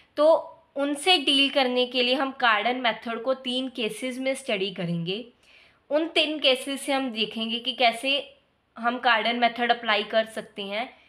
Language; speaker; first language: Hindi; native; Hindi